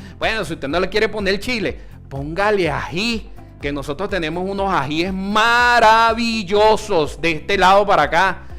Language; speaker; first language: Spanish; early bilingual, other home language; Italian